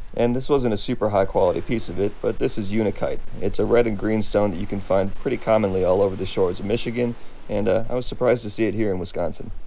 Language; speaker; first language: English; native; English